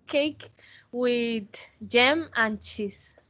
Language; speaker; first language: English; non-native, learner; Spanish